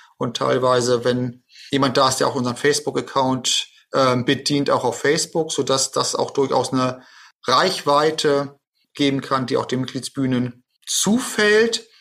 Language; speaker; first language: German; native; German